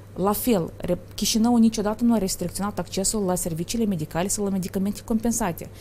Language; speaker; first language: Romanian; native; Romanian